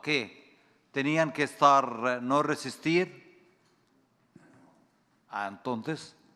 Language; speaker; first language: Spanish; non-native, fluent; Arabic